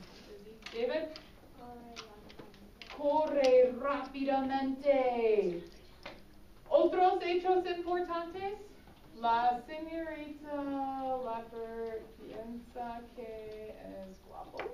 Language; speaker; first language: Spanish; non-native, fluent; English